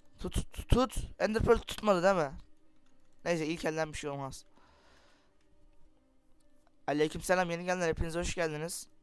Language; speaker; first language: Turkish; native; Turkish